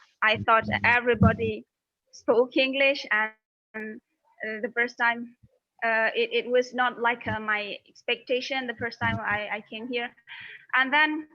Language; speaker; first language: English; non-native, fluent; Indonesian